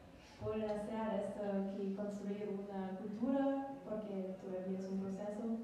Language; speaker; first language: Spanish; non-native, learner; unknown